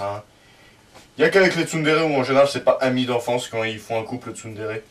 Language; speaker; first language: French; native; French